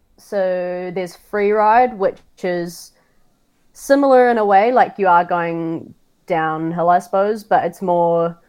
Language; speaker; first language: English; native; English